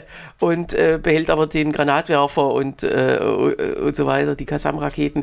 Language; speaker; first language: German; native; German